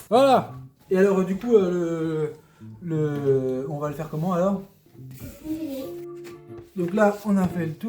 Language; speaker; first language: French; native; French